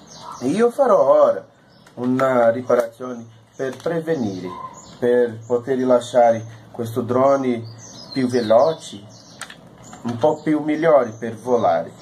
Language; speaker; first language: Italian; non-native, learner; Portuguese